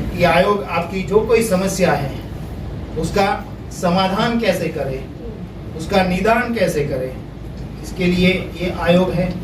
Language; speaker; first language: Hindi; non-native, local second language; Gujarati